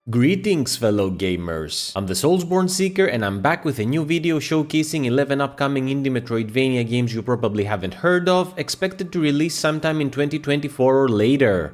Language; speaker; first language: English; native; English